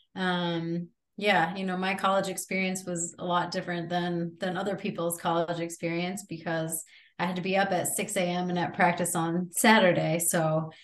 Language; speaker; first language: English; native; English